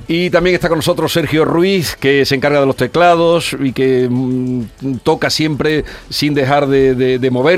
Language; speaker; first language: Spanish; native; Spanish